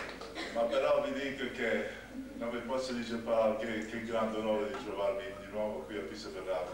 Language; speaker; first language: Italian; non-native, local second language; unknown